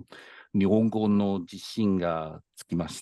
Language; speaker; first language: Japanese; non-native, learner; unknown